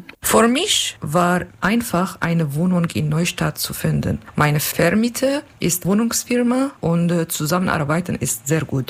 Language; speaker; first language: German; non-native, learner; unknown